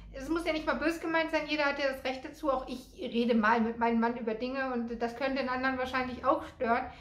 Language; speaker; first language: German; native; German